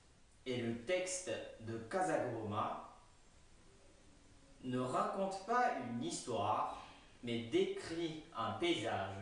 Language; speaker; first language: French; non-native, fluent; Japanese